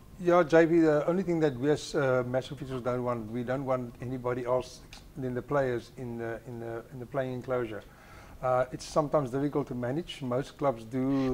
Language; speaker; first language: English; non-native, local second language; Afrikaans